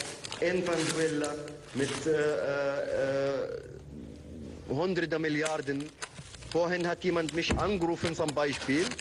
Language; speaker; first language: German; non-native, fluent; Turkish